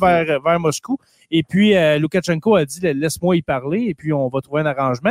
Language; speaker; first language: French; native; French